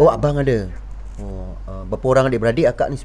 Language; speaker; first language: Malay; native; Malay